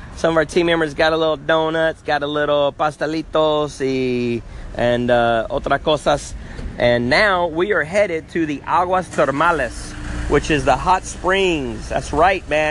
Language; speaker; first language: English; native; English